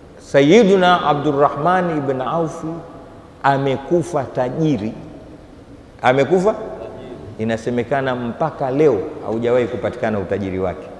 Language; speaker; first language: Swahili; native; Swahili